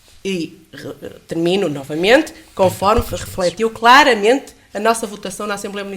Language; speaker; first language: Portuguese; native; Portuguese